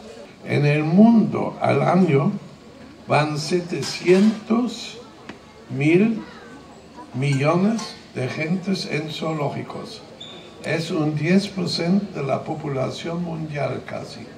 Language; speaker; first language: Spanish; non-native, fluent; German